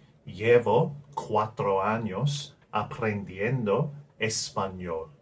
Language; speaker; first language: Spanish; non-native, learner; English